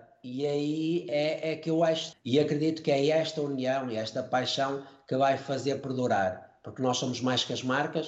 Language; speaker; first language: Portuguese; native; Portuguese